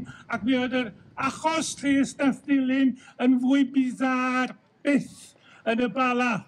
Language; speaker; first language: Welsh; native; Welsh